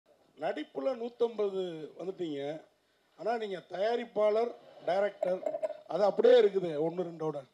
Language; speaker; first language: Tamil; native; Tamil